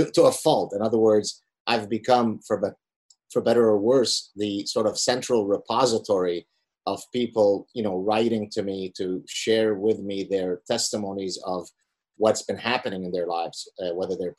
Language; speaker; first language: English; early bilingual, other home language; Arabic